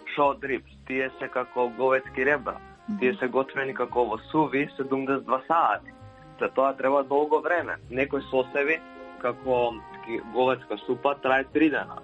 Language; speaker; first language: Macedonian; native; Macedonian